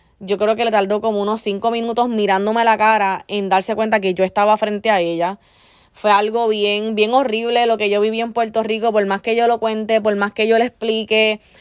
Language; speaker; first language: Spanish; early bilingual, heritage; Spanish